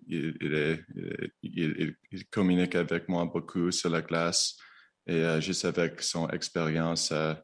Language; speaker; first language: French; non-native, learner; English